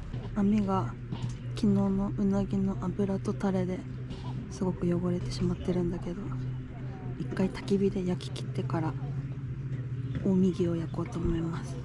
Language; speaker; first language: Japanese; native; Japanese